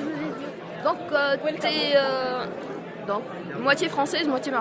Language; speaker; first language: French; non-native, local second language; Arabic